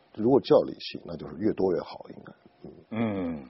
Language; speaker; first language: Chinese; native; Chinese